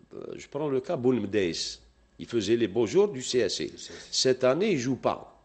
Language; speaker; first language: French; non-native, local second language; Arabic